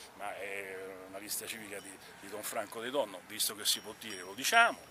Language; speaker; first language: Italian; native; Italian